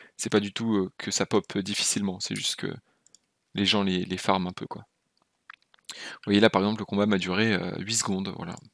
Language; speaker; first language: French; native; French